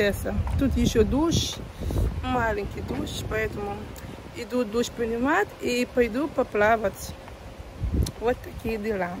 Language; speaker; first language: Russian; non-native, learner; English